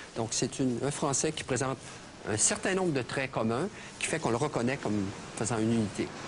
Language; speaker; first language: French; native; French